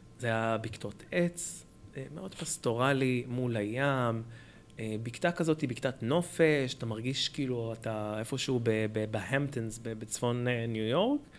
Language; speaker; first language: Hebrew; early bilingual, other home language; Arabic